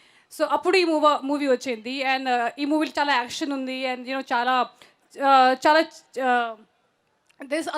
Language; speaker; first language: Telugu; non-native, learner; Hindi